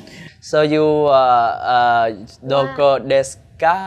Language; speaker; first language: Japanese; non-native, learner; Vietnamese